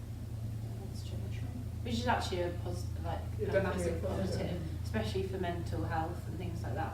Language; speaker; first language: English; native; English